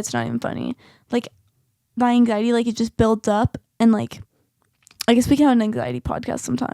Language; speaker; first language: English; native; English